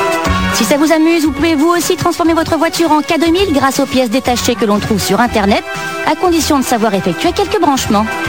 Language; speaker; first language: French; native; French